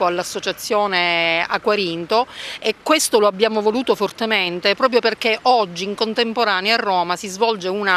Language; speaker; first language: Italian; native; Italian